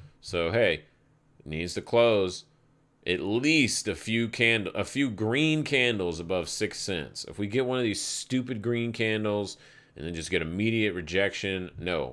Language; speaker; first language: English; native; English